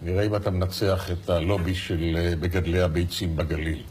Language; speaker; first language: Hebrew; native; Hebrew